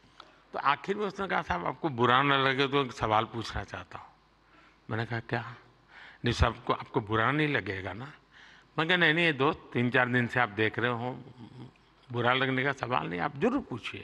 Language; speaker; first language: Hindi; non-native, local second language; Gujarati